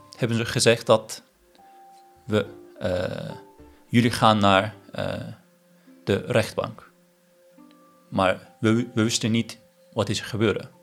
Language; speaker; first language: Dutch; non-native, learner; Turkish